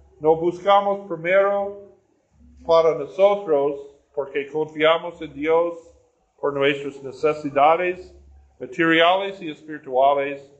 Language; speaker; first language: Spanish; non-native, learner; English